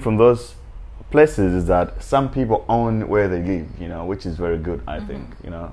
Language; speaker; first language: English; non-native, local second language; Nyanja